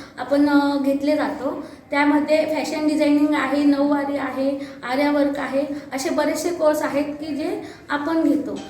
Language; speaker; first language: Marathi; non-native, local second language; Telugu